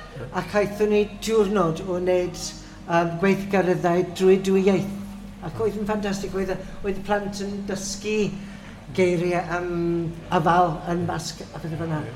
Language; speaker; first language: Welsh; non-native, fluent; English